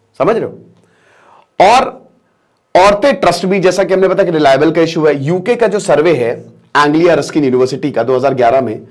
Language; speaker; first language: Hindi; native; Hindi